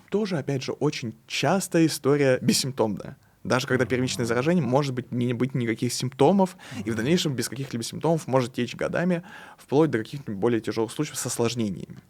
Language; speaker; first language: Russian; native; Russian